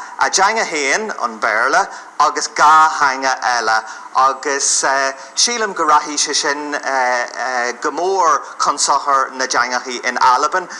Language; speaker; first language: Irish; native; Irish